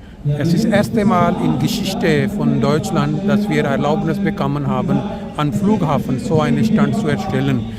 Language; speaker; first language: German; non-native, learner; Urdu